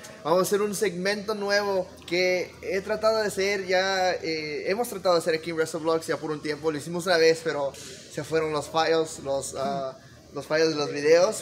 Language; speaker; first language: Spanish; early bilingual, heritage; Spanish